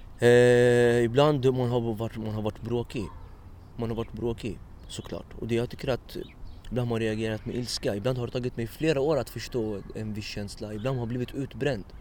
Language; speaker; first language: Swedish; early bilingual, other home language; Arabic